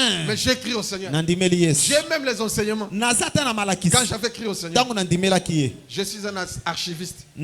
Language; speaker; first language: French; non-native, local second language; Lingala